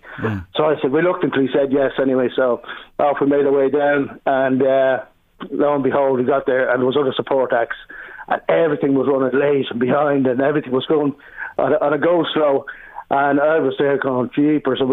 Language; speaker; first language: English; native; English